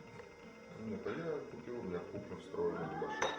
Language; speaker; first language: Russian; native; Russian